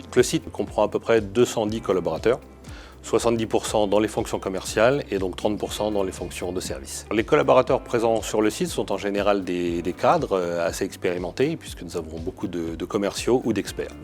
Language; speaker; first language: French; native; French